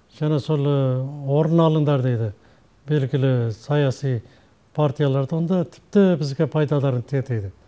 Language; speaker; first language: Kazakh; early bilingual, heritage; Kazakh